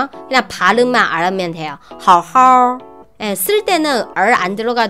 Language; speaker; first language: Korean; non-native, fluent; Chinese